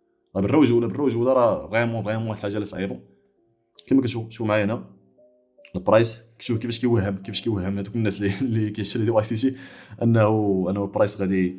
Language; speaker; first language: Arabic; native; Arabic